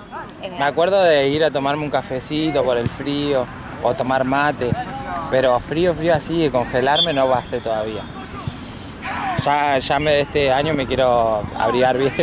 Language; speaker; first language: Spanish; native; Spanish